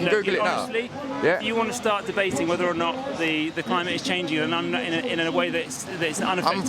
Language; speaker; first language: English; native; English